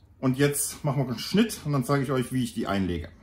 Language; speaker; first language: German; native; German